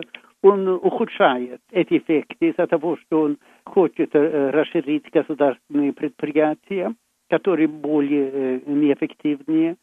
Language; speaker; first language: Russian; non-native, fluent; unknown